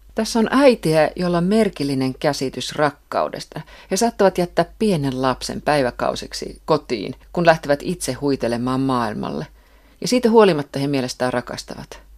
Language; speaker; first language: Finnish; native; Finnish